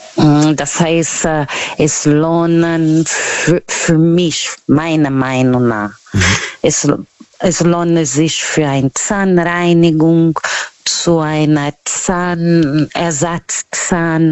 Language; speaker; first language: German; non-native, learner; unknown